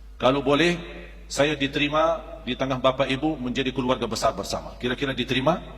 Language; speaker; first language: Indonesian; non-native, fluent; Arabic